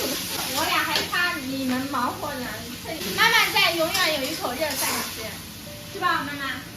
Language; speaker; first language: Chinese; native; Chinese